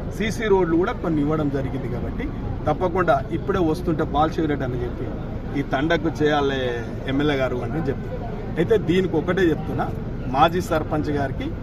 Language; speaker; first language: Telugu; native; Telugu